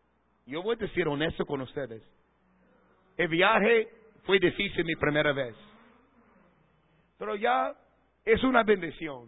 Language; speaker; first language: Spanish; non-native, fluent; English